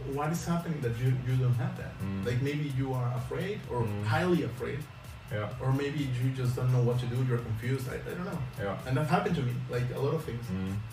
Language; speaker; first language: English; non-native, fluent; Spanish